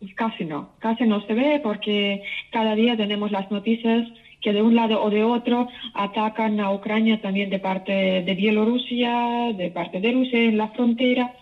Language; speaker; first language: Spanish; non-native, fluent; Ukrainian